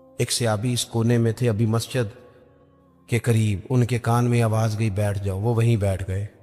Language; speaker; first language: Urdu; non-native, local second language; Punjabi